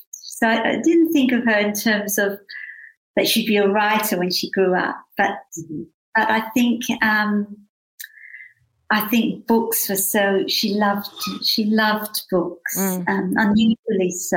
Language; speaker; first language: English; native; English